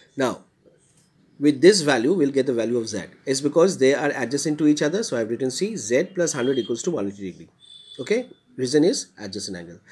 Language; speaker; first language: English; non-native, local second language; Bangla